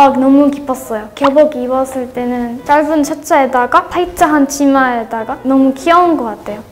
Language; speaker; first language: Korean; non-native, fluent; English